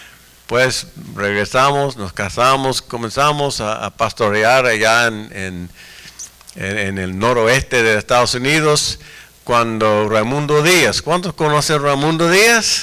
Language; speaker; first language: Spanish; non-native, fluent; English